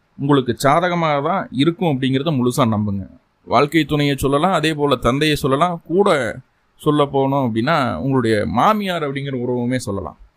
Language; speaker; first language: Tamil; native; Tamil